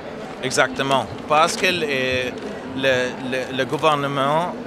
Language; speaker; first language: French; non-native, fluent; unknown